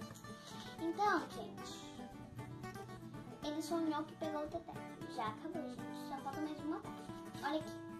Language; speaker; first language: Portuguese; native; Portuguese